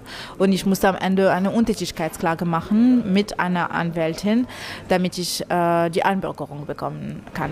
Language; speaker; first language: German; non-native, fluent; Arabic